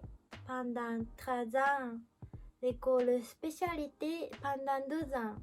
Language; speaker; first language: French; non-native, learner; Japanese